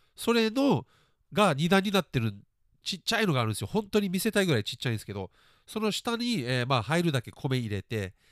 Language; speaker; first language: Japanese; early bilingual, other home language; English